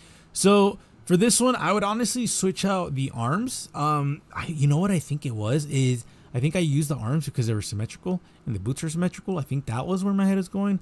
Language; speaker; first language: English; native; English